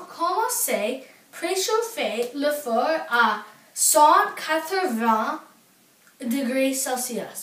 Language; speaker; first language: French; non-native, learner; English